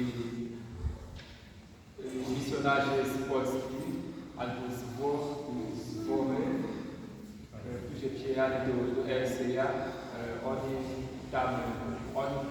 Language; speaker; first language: Polish; non-native, learner; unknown